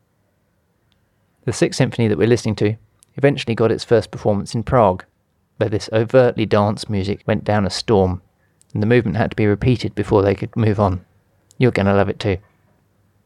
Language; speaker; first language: English; native; English